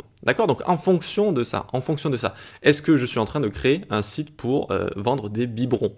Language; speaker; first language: French; native; French